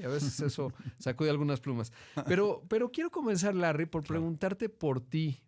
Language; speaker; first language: Spanish; native; Spanish